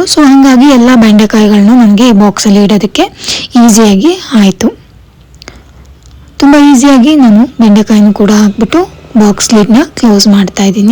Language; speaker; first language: Kannada; native; Kannada